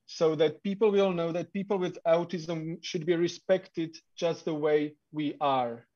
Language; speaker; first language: English; non-native, fluent; Slovak